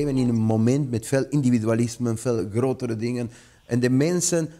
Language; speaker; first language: Dutch; non-native, fluent; Spanish